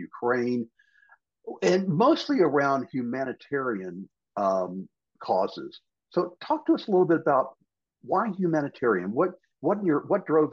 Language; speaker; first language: English; native; English